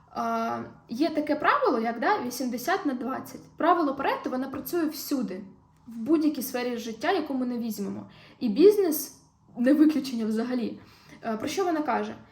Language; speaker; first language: Ukrainian; non-native, local second language; Russian